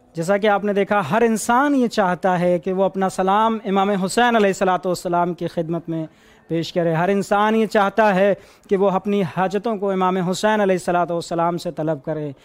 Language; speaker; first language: Urdu; native; Urdu